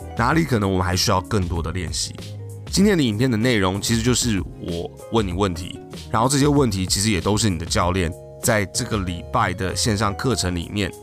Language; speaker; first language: Chinese; native; Chinese